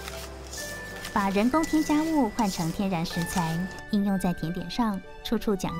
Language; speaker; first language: Chinese; native; Chinese